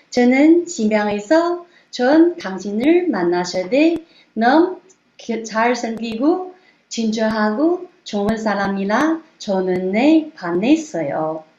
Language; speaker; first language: Korean; non-native, learner; Chinese